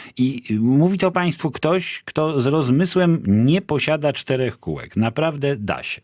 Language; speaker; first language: Polish; native; Polish